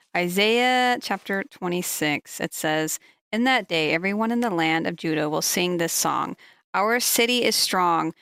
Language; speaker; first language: English; native; English